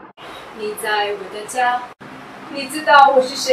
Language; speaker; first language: Chinese; non-native, learner; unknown